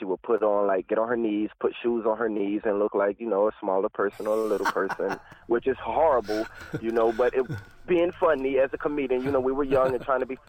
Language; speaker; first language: English; native; English